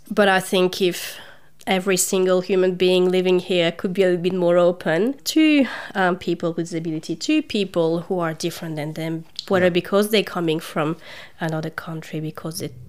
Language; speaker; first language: English; non-native, fluent; French